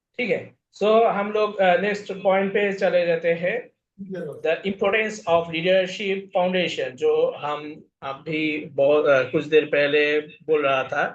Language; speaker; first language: Hindi; non-native, fluent; Bangla